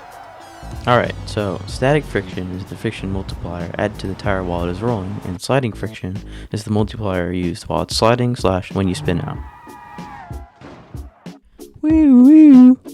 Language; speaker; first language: English; native; English